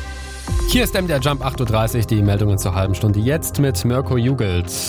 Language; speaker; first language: German; native; German